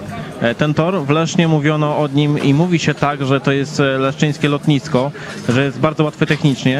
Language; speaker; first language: Polish; native; Polish